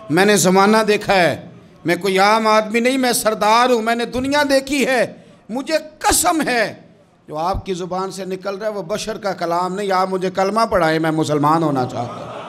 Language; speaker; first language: Urdu; non-native, local second language; Punjabi